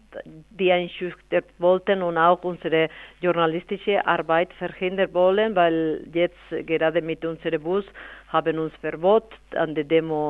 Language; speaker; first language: German; non-native, fluent; Spanish